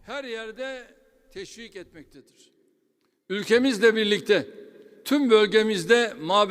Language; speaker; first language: Turkish; native; Turkish